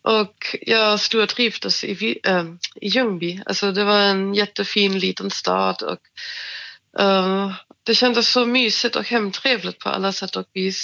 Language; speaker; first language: Swedish; non-native, fluent; German